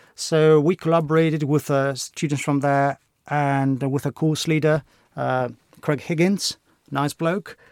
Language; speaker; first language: English; non-native, fluent; Greek